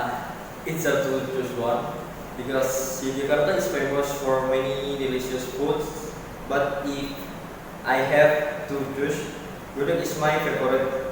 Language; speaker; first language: English; non-native, learner; Indonesian